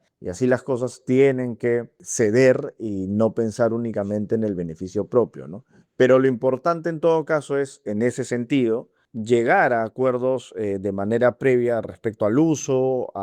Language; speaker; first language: Spanish; native; Spanish